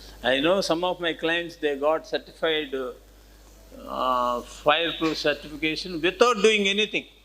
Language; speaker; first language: English; non-native, local second language; Telugu